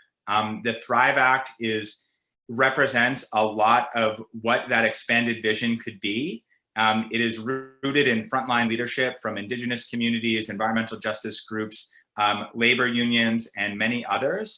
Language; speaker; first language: English; native; English